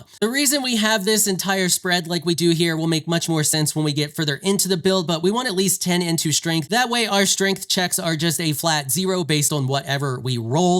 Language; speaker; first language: English; native; English